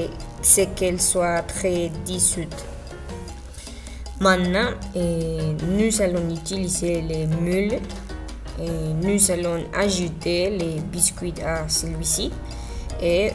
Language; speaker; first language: French; non-native, learner; Spanish